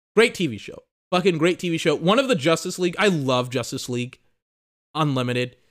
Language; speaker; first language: English; native; English